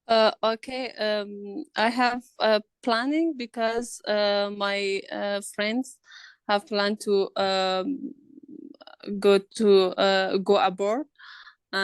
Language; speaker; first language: English; non-native, learner; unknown